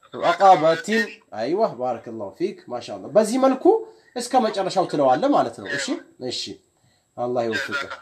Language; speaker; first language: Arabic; non-native, fluent; Amharic